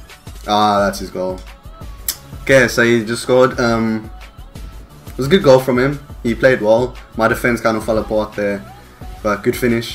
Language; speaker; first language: English; native; English